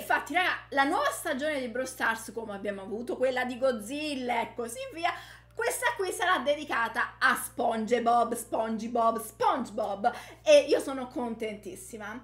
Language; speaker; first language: Italian; native; Italian